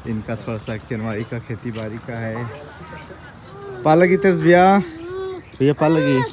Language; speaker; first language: Hindi; native; Hindi